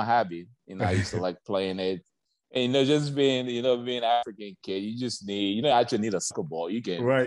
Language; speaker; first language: English; native; English